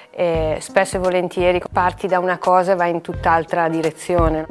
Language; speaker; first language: Italian; native; Italian